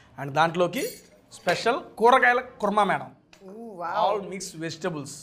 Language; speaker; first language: Telugu; native; Telugu